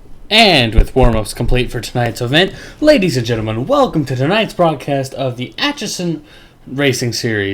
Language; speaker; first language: English; native; English